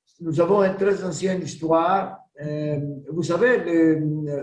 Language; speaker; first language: French; non-native, learner; Greek